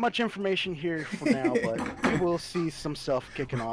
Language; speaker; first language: English; native; English